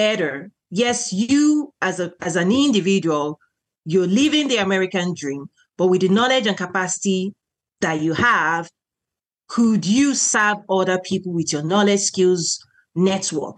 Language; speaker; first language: English; non-native, local second language; Yoruba